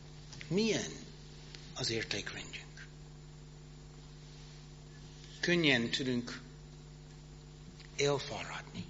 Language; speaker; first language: Hungarian; non-native, fluent; English